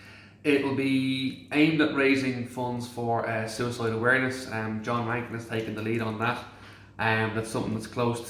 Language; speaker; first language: English; native; English